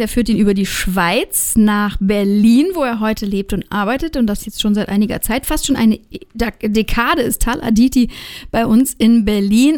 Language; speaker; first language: German; native; German